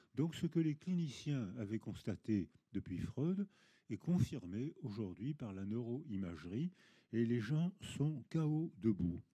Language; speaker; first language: French; native; French